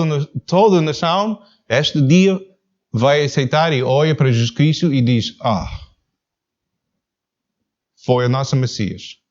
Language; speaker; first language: Portuguese; non-native, learner; English